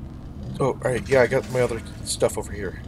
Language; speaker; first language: English; native; English